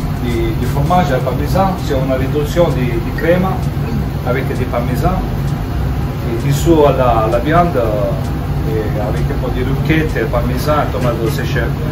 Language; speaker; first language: French; non-native, learner; Italian